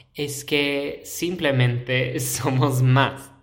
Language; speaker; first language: Spanish; non-native, fluent; English